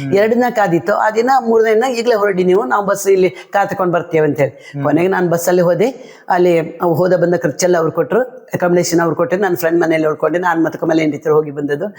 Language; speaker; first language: Kannada; non-native, local second language; Konkani